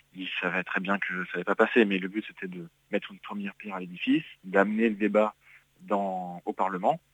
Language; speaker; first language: French; native; French